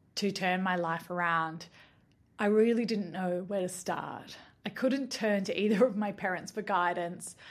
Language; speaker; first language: English; native; English